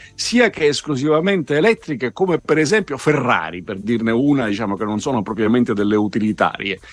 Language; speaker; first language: Italian; native; Italian